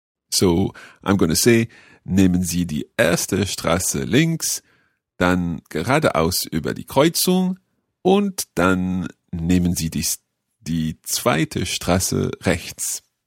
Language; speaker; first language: German; non-native, learner; English